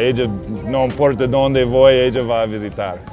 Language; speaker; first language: Spanish; non-native, fluent; English